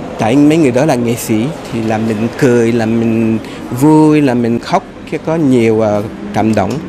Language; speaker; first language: Vietnamese; early bilingual, heritage; Vietnamese